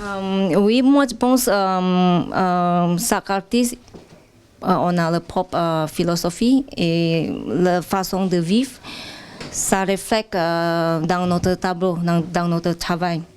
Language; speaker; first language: French; non-native, fluent; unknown